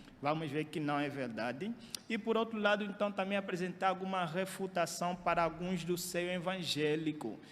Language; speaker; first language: Portuguese; native; Portuguese